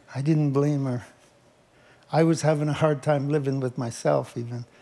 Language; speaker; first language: English; native; English